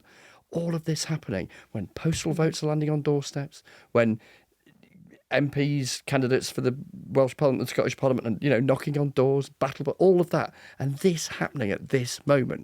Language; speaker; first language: English; native; English